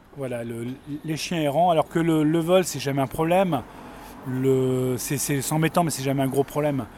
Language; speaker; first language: French; native; French